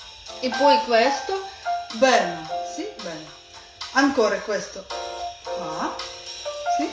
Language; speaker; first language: Italian; non-native, learner; Russian